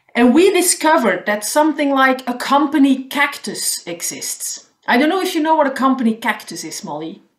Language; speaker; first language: English; non-native, fluent; Dutch